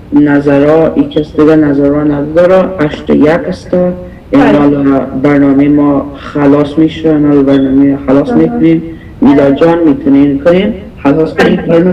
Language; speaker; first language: Persian; early bilingual, heritage; Persian